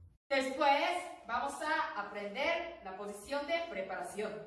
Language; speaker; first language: Spanish; non-native, learner; Korean